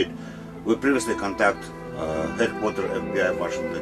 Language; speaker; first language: English; non-native, learner; Russian